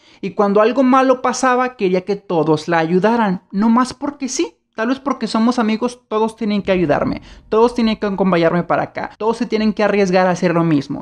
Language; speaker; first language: Spanish; native; Spanish